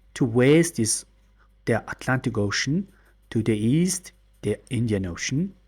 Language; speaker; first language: English; non-native, learner; Mongolian